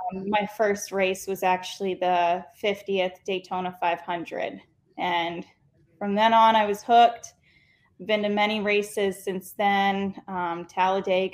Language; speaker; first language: English; native; English